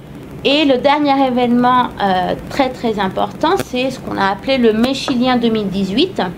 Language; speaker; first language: French; non-native, fluent; Spanish